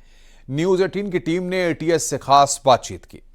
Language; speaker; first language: Hindi; native; Hindi